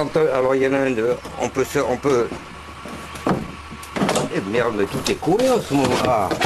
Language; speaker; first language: French; native; French